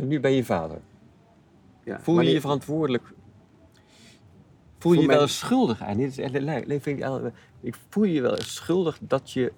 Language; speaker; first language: Dutch; native; Dutch